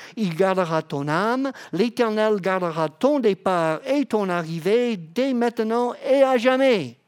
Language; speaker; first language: French; non-native, fluent; English